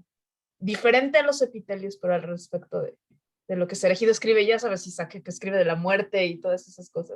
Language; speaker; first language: Spanish; native; Spanish